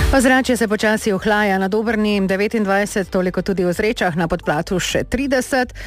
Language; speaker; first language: Slovenian; native; Slovenian